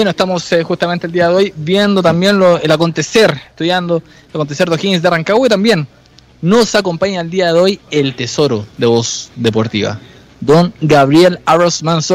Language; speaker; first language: Spanish; native; Spanish